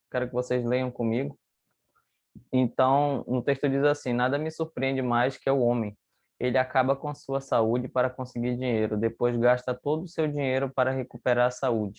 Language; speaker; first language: Portuguese; native; Portuguese